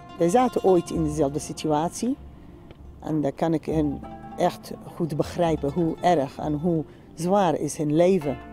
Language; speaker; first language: Dutch; non-native, fluent; Central Kurdish